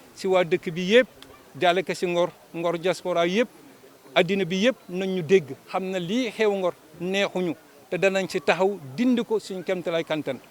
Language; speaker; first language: Wolof; native; Wolof